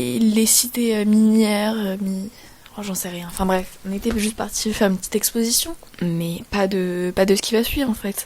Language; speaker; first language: French; native; French